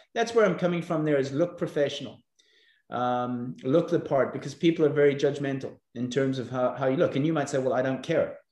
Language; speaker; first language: English; native; English